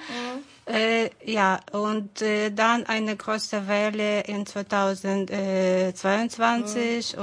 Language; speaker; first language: German; non-native, fluent; Ukrainian